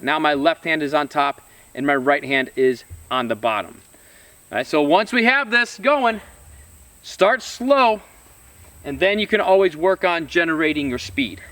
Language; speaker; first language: English; native; English